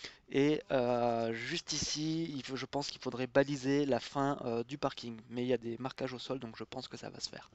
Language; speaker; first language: French; native; French